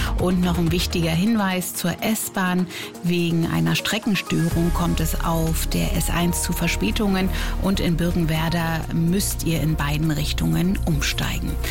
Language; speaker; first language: German; native; German